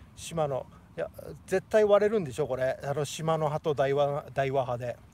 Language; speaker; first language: Japanese; native; Japanese